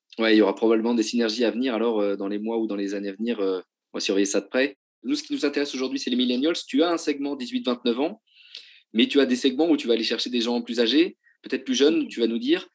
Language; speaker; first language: French; native; French